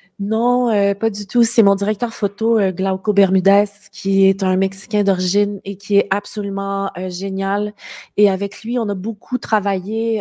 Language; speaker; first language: French; native; French